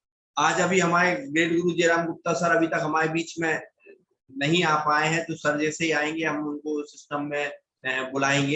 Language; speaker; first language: Hindi; native; Hindi